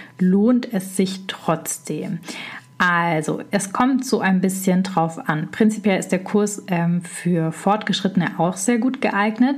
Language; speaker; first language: German; native; German